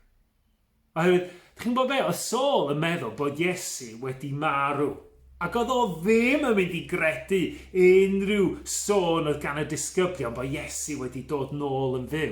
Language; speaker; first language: Welsh; native; Welsh